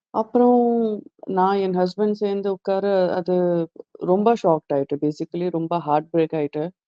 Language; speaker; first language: Tamil; non-native, learner; Gujarati